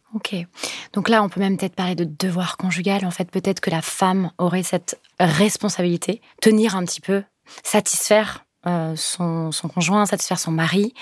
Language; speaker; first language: French; native; French